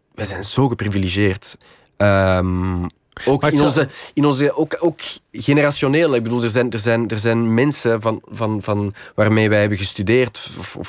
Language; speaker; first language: Dutch; native; Dutch